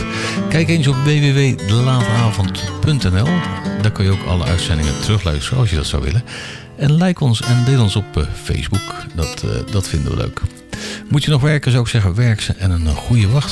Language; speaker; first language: Dutch; native; Dutch